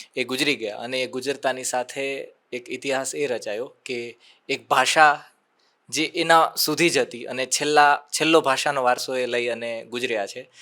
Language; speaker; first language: Gujarati; native; Gujarati